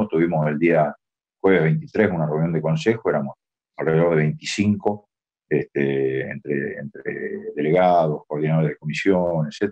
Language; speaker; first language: Spanish; native; Spanish